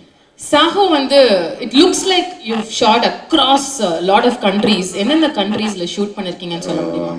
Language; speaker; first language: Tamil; native; Tamil